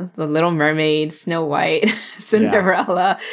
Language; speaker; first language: English; early bilingual, other home language; Cantonese